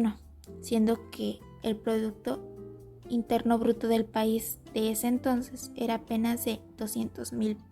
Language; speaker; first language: Spanish; native; Spanish